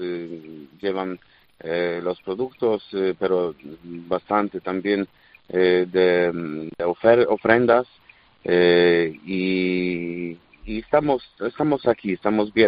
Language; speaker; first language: Spanish; non-native, fluent; Polish